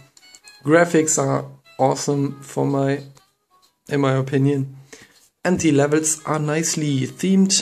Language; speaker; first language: English; non-native, fluent; German